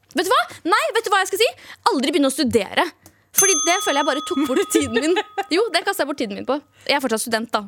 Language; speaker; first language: Norwegian; early bilingual, other home language; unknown